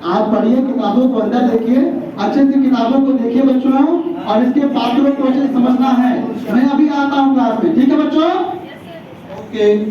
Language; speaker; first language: Hindi; native; Hindi